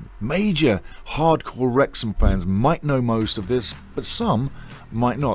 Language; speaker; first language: English; native; English